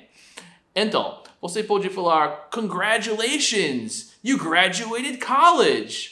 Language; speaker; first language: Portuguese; non-native, fluent; English